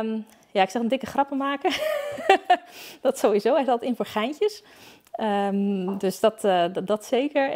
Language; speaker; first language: Dutch; native; Dutch